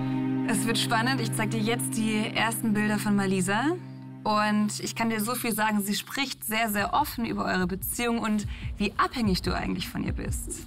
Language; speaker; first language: German; native; German